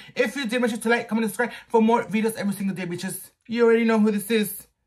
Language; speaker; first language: English; early bilingual, other home language; Spanish